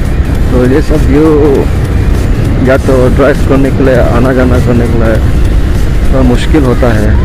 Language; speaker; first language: Hindi; non-native, local second language; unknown